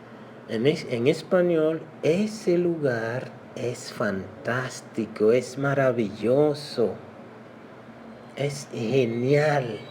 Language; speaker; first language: Spanish; non-native, local second language; Haitian Creole